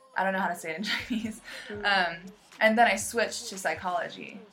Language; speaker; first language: English; native; English